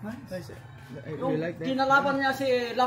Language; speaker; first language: Filipino; native; Filipino